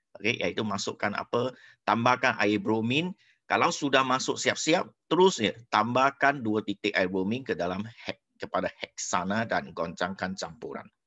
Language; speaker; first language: Malay; non-native, local second language; Chinese